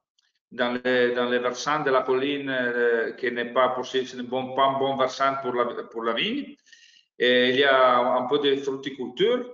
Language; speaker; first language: French; non-native, learner; Italian